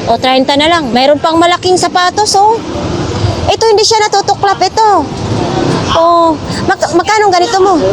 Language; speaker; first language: Filipino; non-native, local second language; Cebuano